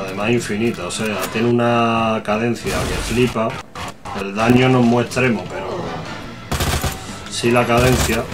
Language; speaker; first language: Spanish; native; Spanish